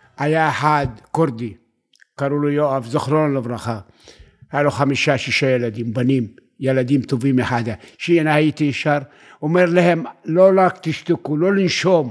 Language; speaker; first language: Hebrew; non-native, fluent; Arabic